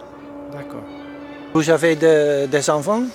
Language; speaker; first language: French; non-native, learner; Dutch